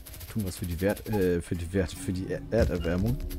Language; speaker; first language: German; native; German